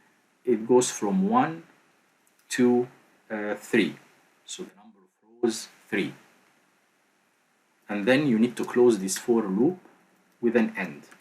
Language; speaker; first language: English; non-native, fluent; Arabic